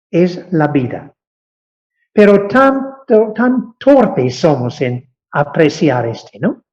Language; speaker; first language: Spanish; non-native, fluent; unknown